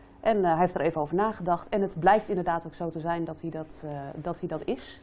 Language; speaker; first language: Dutch; native; Dutch